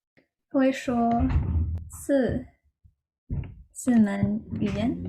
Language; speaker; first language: Chinese; non-native, learner; Norwegian